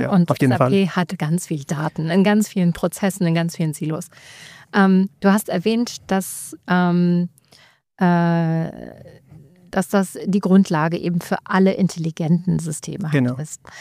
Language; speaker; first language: German; native; German